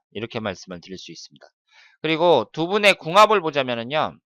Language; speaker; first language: Korean; native; Korean